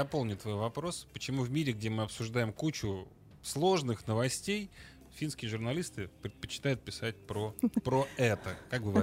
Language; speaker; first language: Russian; native; Russian